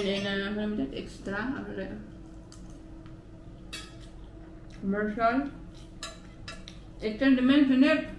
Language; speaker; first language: Dutch; non-native, learner; Filipino